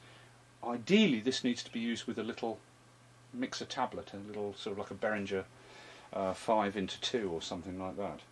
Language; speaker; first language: English; native; English